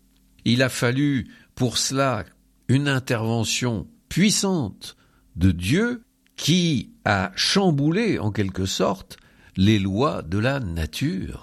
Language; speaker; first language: French; native; French